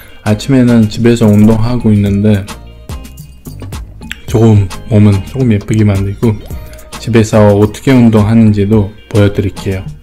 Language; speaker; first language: Korean; non-native, learner; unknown